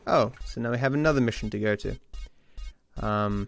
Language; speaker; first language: English; native; English